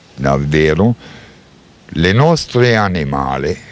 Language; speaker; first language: Italian; non-native, learner; German